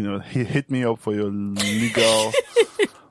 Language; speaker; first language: English; non-native, local second language; Yoruba